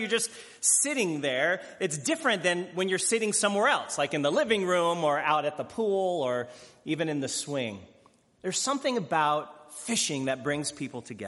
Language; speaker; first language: English; native; English